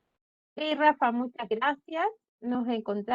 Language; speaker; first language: Spanish; native; Spanish